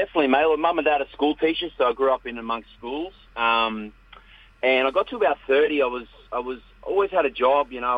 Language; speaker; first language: English; native; English